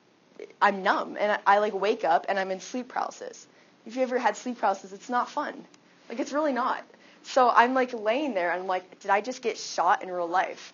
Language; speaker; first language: English; native; English